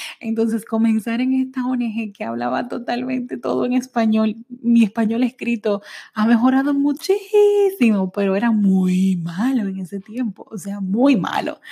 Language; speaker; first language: Spanish; early bilingual, heritage; Spanish